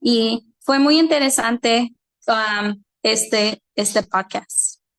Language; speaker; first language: Spanish; early bilingual, heritage; Spanish